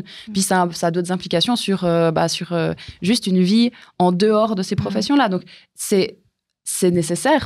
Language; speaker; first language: French; native; French